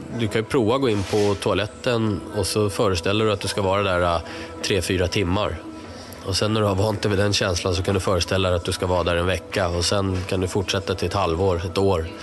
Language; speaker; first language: Swedish; native; Swedish